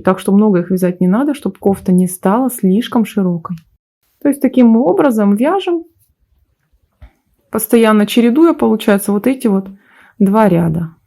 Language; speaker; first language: Russian; native; Russian